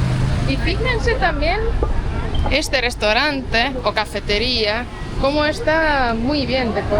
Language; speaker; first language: Spanish; non-native, fluent; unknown